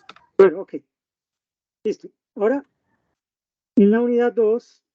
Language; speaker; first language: Spanish; native; Spanish